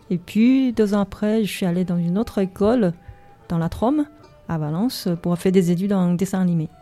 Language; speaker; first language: French; non-native, fluent; Chinese